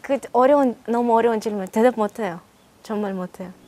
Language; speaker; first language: Korean; non-native, learner; Russian